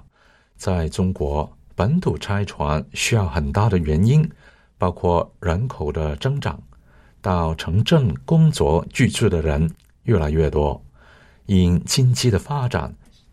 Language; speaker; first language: Chinese; non-native, local second language; Cantonese